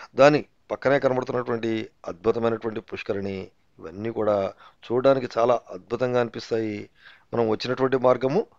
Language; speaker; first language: Telugu; native; Telugu